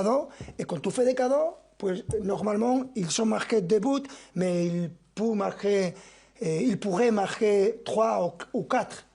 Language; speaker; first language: French; non-native, fluent; Spanish